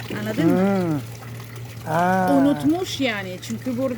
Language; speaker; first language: Turkish; non-native, learner; Spanish